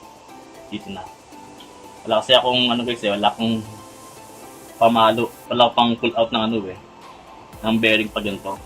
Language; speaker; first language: Filipino; native; Filipino